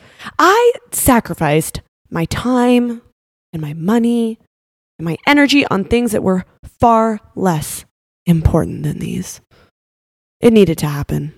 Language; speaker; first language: English; native; English